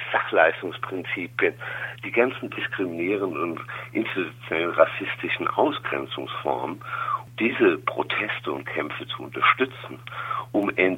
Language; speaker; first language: German; native; German